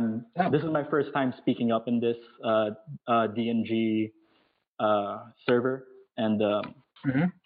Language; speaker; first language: English; non-native, local second language; Filipino